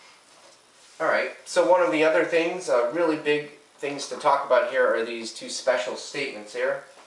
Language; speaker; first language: English; native; English